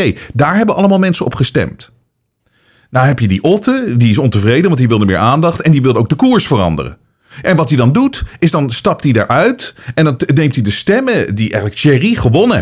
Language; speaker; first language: Dutch; native; Dutch